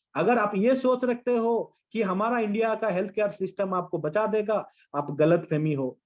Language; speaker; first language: Hindi; non-native, local second language; Bangla